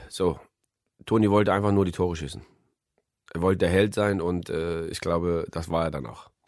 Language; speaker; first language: German; early bilingual, other home language; Croatian